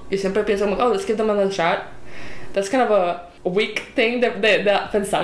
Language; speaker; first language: English; non-native, local second language; Spanish